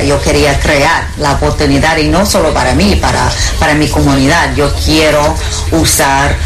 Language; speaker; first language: Spanish; early bilingual, heritage; English